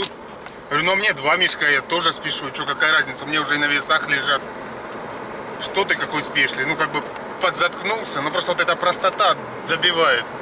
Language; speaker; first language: Russian; native; Russian